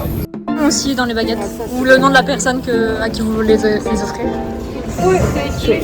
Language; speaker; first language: French; native; French